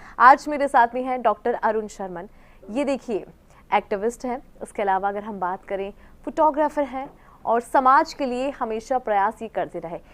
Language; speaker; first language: Hindi; native; Hindi